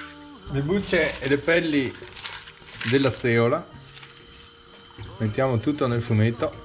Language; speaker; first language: Italian; native; Italian